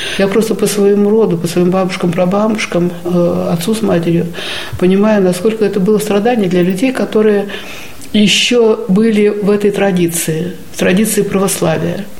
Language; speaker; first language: Russian; native; Russian